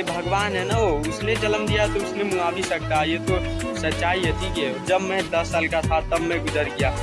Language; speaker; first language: Hindi; non-native, local second language; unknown